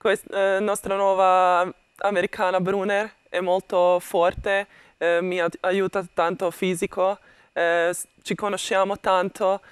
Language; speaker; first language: Italian; non-native, learner; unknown